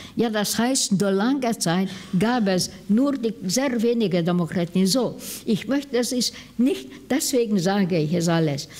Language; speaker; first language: German; non-native, fluent; Hungarian